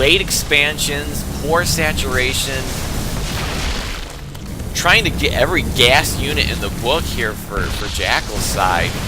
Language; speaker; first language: English; native; English